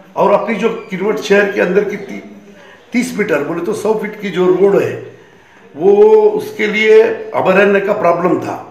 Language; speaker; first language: Hindi; non-native, local second language; Marathi